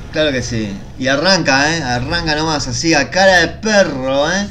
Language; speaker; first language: Spanish; native; Spanish